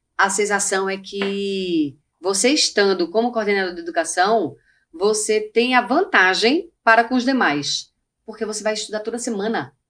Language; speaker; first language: Portuguese; native; Portuguese